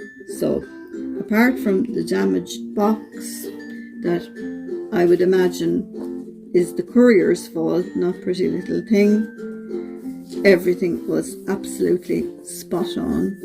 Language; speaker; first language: English; native; English